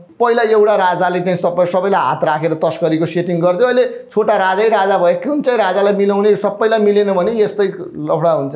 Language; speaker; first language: Nepali; native; Nepali